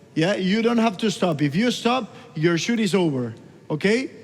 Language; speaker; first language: English; non-native, learner; Spanish